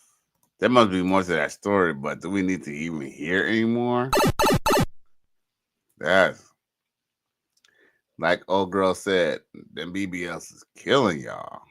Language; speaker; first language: English; native; English